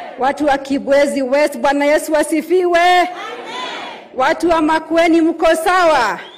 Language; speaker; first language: Swahili; native; Swahili